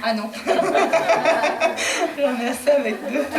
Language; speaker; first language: French; non-native, learner; Spanish